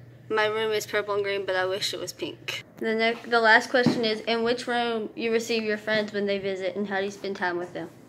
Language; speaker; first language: English; native; English